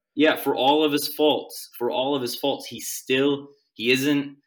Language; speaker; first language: English; non-native, fluent; Swedish